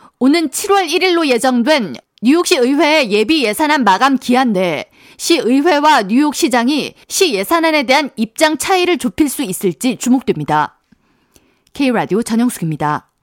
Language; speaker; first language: Korean; native; Korean